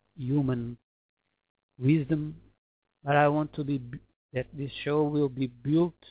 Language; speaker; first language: English; non-native, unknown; Portuguese